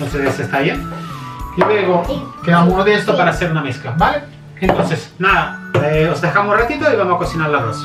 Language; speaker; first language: Spanish; non-native, fluent; Italian